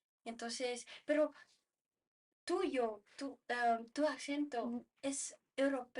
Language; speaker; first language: Spanish; non-native, fluent; Portuguese